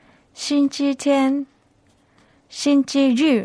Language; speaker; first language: Chinese; non-native, learner; Japanese